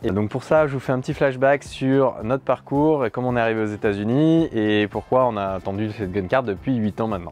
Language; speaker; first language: French; native; French